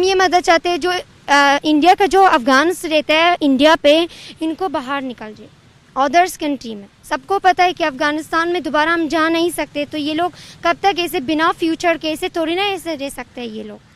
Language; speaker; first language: Hindi; non-native, learner; Persian